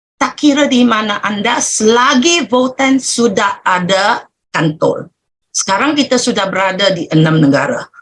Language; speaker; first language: Malay; non-native, local second language; Chinese